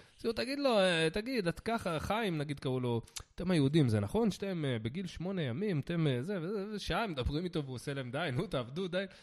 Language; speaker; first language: Hebrew; native; Hebrew